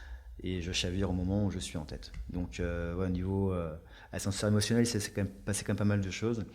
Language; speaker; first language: French; native; French